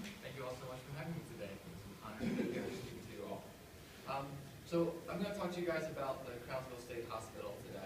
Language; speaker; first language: English; native; English